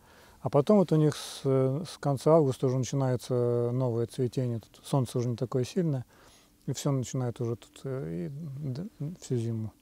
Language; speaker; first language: Russian; native; Russian